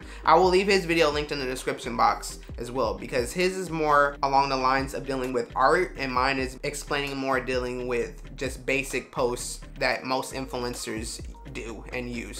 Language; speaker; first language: English; native; English